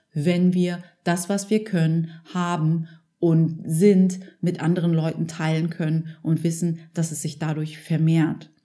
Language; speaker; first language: German; early bilingual, other home language; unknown